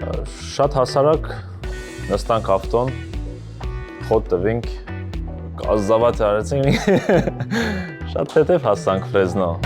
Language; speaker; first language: Armenian; early bilingual, heritage; Russian